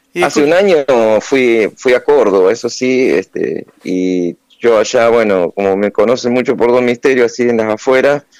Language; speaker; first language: Spanish; native; Spanish